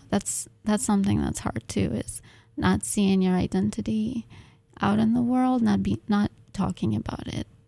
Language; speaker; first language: English; non-native, fluent; Russian